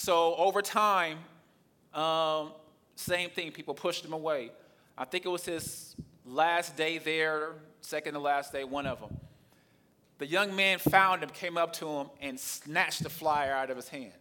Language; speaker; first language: English; native; English